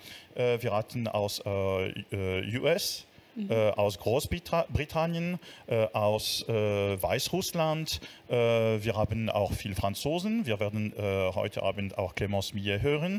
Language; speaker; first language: German; non-native, fluent; French